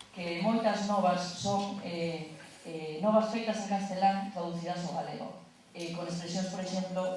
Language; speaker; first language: Galician; non-native, local second language; Spanish